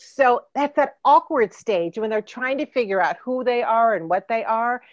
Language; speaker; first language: English; native; English